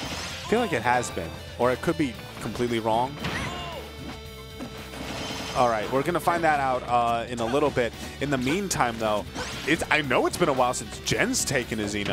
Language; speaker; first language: English; native; English